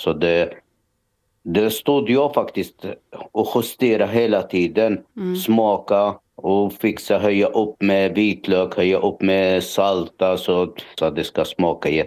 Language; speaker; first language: Swedish; non-native, fluent; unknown